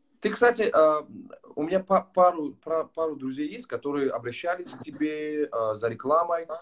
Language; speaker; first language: Russian; non-native, local second language; Tajik